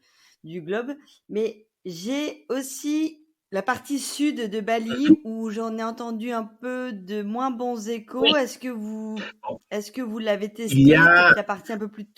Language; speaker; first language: French; native; French